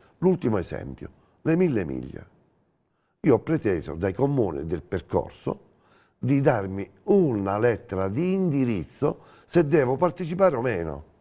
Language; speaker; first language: Italian; native; Italian